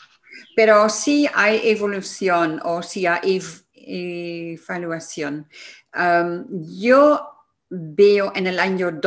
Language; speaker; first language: Spanish; non-native, fluent; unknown